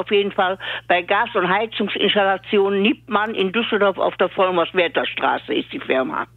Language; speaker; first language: German; native; German